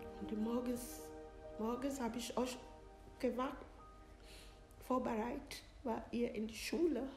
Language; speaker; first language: German; non-native, learner; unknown